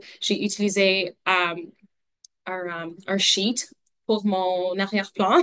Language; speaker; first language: French; non-native, local second language; English